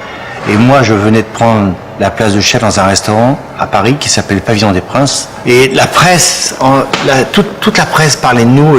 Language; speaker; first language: French; native; French